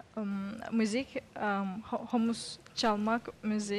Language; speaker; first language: Turkish; non-native, learner; Yakut